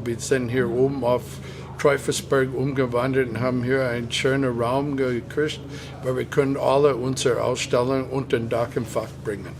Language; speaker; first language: German; non-native, fluent; English